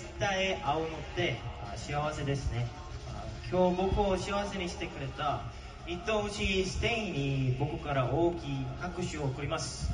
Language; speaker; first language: Japanese; non-native, learner; Korean